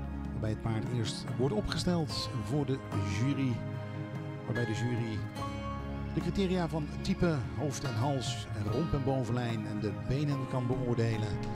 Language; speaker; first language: Dutch; native; Dutch